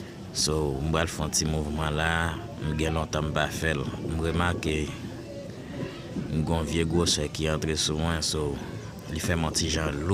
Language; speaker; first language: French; non-native, local second language; Haitian Creole